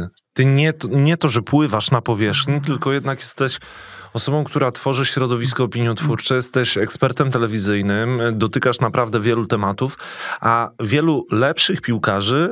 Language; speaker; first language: Polish; native; Polish